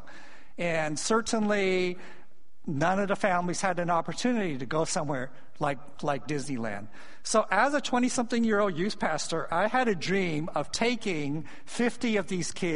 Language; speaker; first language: English; native; English